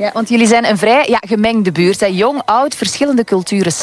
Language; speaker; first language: Dutch; native; Dutch